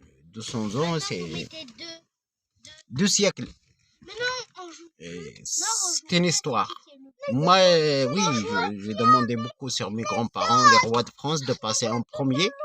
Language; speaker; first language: French; non-native, fluent; Arabic